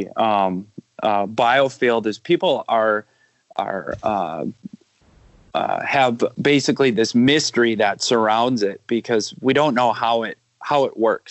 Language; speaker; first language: English; native; English